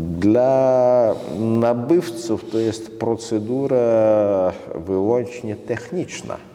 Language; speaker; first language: Polish; non-native, fluent; Russian